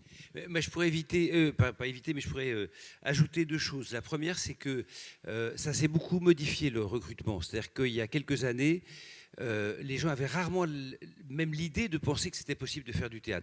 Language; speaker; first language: French; native; French